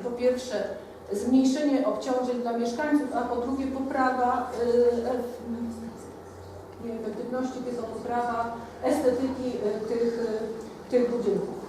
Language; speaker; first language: Polish; native; Polish